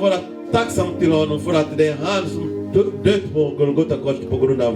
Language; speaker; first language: Swedish; non-native, learner; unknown